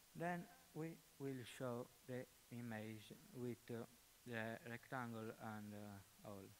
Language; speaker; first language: English; non-native, fluent; Italian